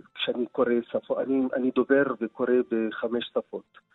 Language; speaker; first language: Hebrew; non-native, local second language; Arabic